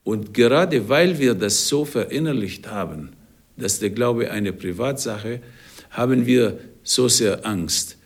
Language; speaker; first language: German; non-native, fluent; Arabic